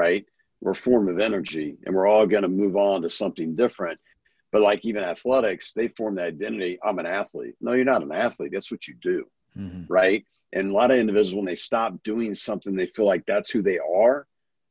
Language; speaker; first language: English; native; English